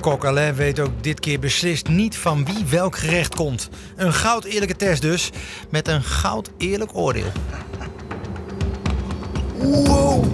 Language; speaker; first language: Dutch; native; Dutch